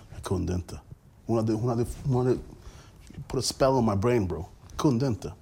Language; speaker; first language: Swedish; early bilingual, other home language; English